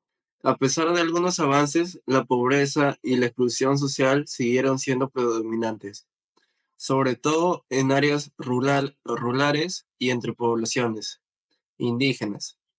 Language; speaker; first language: Spanish; native; Spanish